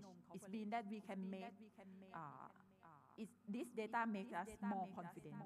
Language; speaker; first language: English; non-native, learner; Thai